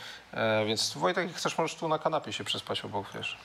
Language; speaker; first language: Polish; native; Polish